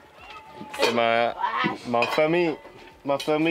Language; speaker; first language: French; non-native, learner; English